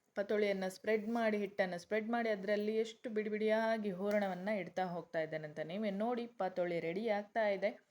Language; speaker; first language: Kannada; non-native, local second language; Konkani